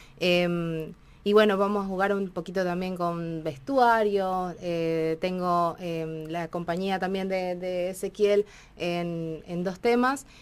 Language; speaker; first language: Spanish; native; Spanish